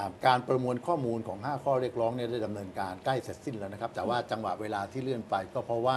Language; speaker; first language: Thai; native; Thai